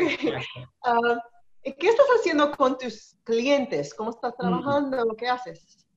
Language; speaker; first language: Spanish; early bilingual, heritage; Spanish